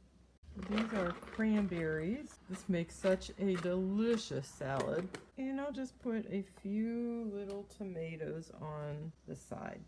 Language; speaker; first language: English; native; English